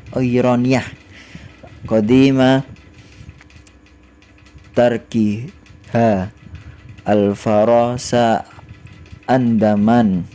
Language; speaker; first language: Arabic; non-native, learner; Indonesian